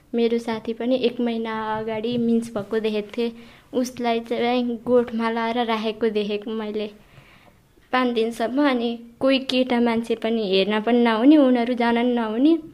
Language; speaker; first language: Nepali; native; Nepali